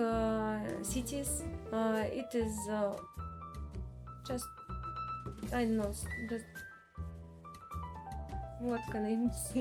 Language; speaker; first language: English; non-native, learner; Russian